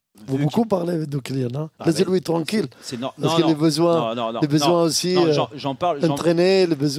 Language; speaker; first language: French; non-native, learner; Arabic